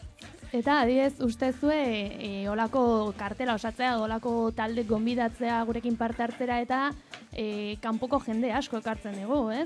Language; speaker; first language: Basque; native; Basque